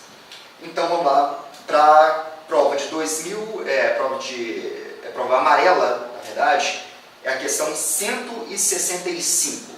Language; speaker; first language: Portuguese; native; Portuguese